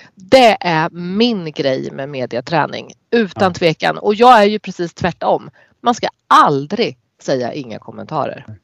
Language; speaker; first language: Swedish; native; Swedish